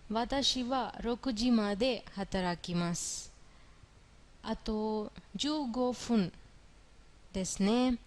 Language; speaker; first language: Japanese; non-native, fluent; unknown